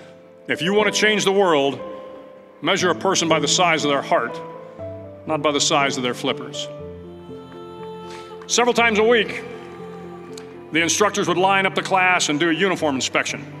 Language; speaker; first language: English; native; English